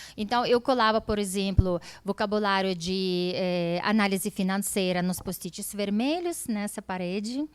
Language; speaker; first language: Portuguese; non-native, fluent; Russian